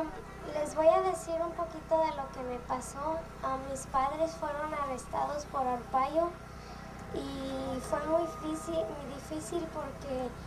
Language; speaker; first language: Spanish; early bilingual, other home language; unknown